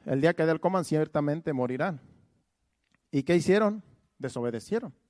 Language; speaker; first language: Spanish; native; Spanish